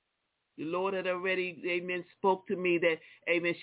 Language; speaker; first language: English; native; English